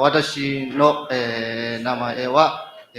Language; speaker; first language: Japanese; non-native, learner; Burmese